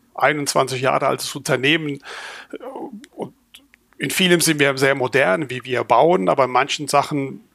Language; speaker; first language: German; native; German